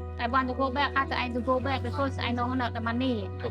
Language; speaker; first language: English; non-native, learner; Khmer